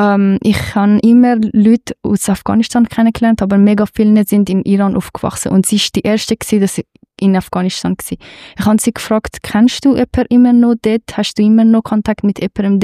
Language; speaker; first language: German; non-native, fluent; Persian